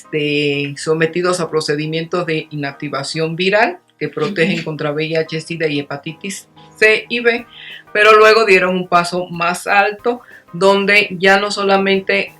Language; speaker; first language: Spanish; native; Spanish